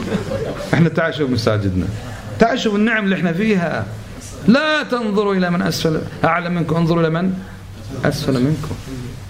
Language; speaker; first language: Arabic; native; Arabic